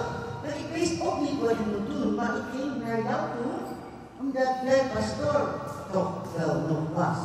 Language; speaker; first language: Dutch; non-native, fluent; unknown